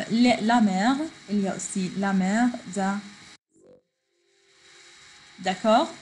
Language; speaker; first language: French; non-native, fluent; Arabic